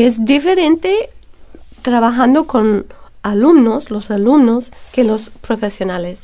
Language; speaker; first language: Spanish; non-native, fluent; English